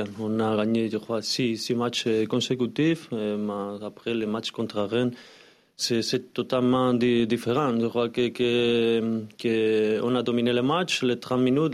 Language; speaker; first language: French; non-native, learner; Spanish